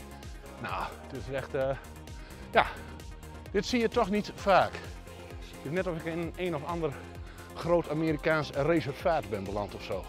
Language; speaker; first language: Dutch; native; Dutch